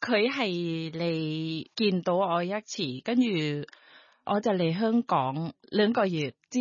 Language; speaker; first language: Cantonese; non-native, learner; Thai